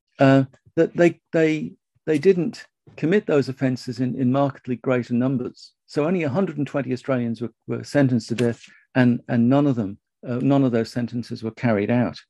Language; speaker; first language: English; native; English